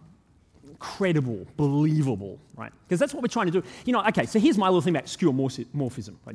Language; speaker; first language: English; native; English